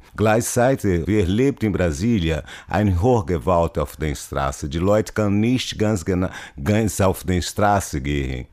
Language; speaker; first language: German; non-native, learner; Portuguese